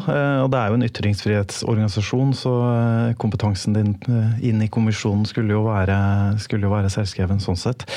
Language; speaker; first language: Norwegian; native; Norwegian